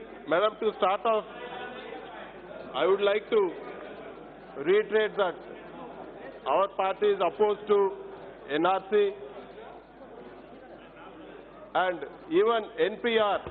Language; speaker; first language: English; non-native, local second language; Telugu